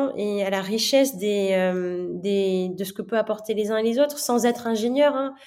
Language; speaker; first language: French; non-native, local second language; Gujarati